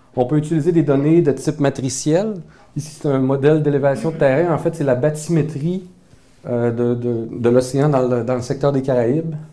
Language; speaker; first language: French; native; French